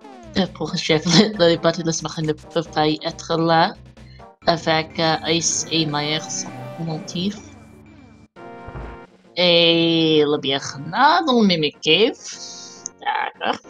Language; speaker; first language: French; non-native, fluent; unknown